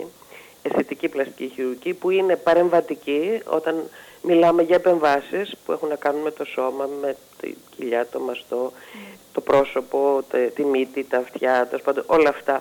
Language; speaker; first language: Greek; native; Greek